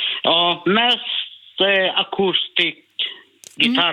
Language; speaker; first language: Swedish; non-native, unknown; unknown